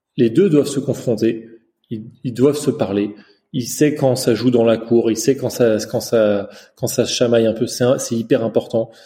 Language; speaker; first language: French; early bilingual, other home language; Chinese